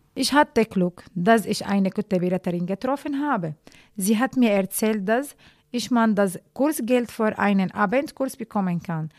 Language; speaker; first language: German; non-native, learner; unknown